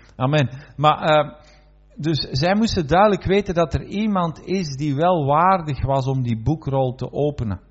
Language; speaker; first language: Dutch; native; Dutch